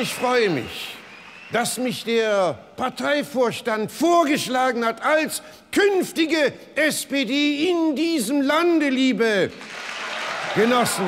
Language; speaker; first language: German; native; German